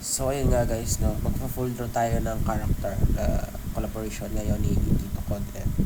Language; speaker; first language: Filipino; non-native, local second language; Hiligaynon